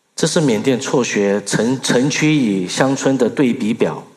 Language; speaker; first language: Chinese; early bilingual, other home language; Burmese